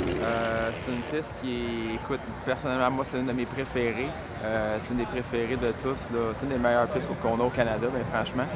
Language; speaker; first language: French; native; French